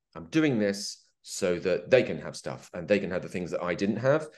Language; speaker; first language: English; native; English